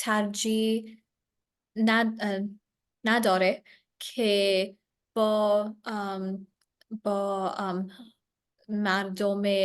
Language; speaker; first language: Persian; non-native, learner; English